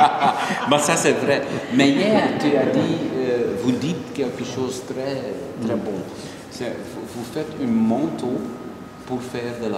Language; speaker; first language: French; non-native, local second language; Dutch